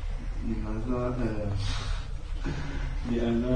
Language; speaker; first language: Arabic; non-native, learner; French